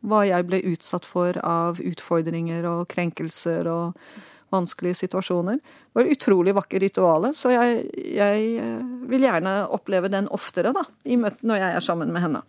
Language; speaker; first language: Norwegian; non-native, fluent; Dutch